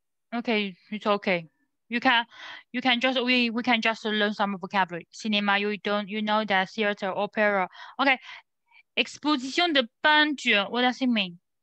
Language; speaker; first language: English; non-native, learner; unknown